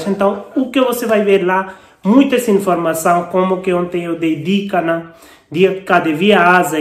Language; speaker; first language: Portuguese; non-native, learner; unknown